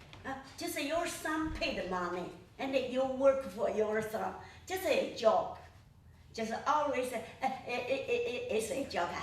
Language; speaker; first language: English; non-native, learner; Chinese